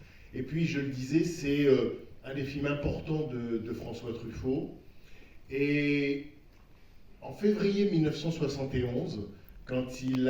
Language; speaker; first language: French; native; French